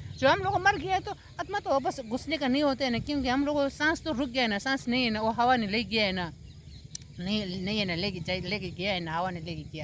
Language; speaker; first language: Hindi; non-native, local second language; Tibetan